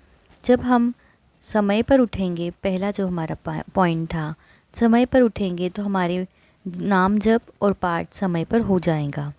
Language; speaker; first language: Hindi; native; Hindi